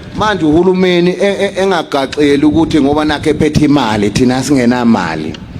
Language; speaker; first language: Zulu; native; Zulu